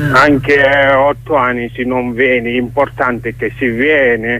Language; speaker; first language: Italian; non-native, learner; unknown